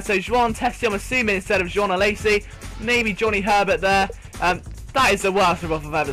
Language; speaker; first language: English; native; English